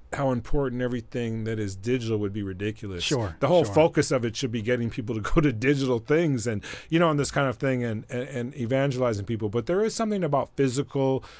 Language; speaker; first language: English; native; English